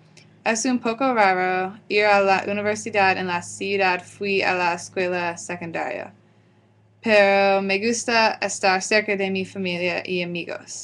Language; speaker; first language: Spanish; non-native, learner; English